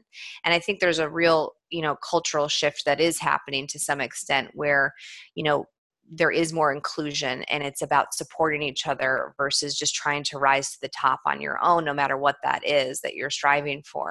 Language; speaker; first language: English; native; English